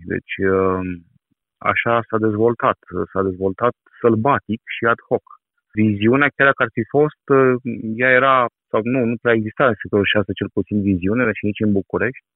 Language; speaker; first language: Romanian; native; Romanian